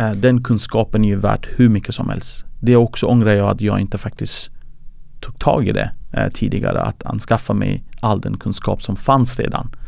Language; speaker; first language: Swedish; early bilingual, other home language; Persian